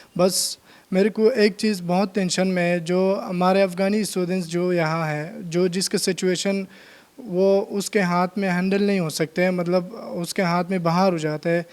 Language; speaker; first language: Hindi; non-native, learner; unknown